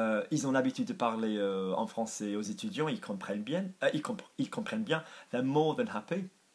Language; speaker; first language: French; non-native, fluent; English